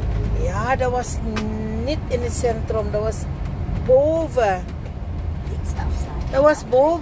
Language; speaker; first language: Dutch; non-native, learner; Cebuano